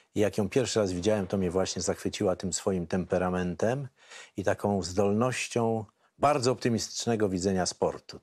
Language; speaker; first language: Polish; native; Polish